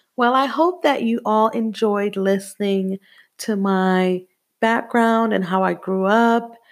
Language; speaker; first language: English; native; English